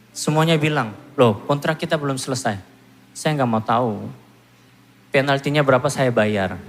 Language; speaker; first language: Indonesian; non-native, fluent; Korean